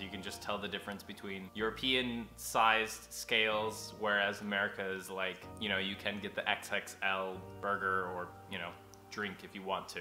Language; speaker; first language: English; native; English